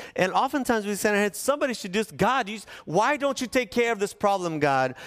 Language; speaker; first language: English; native; English